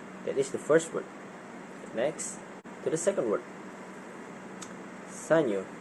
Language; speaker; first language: English; non-native, learner; Indonesian